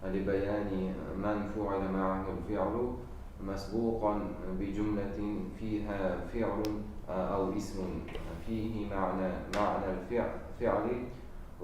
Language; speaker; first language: Arabic; non-native, learner; Uzbek